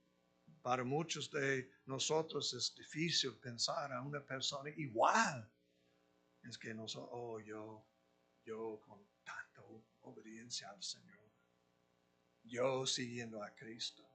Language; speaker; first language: Spanish; non-native, fluent; English